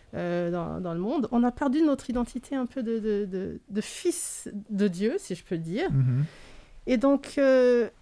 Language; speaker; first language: French; native; French